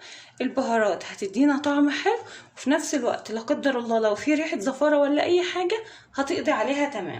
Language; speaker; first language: Arabic; native; Arabic